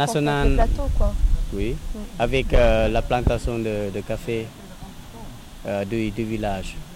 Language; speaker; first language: French; non-native, learner; Lao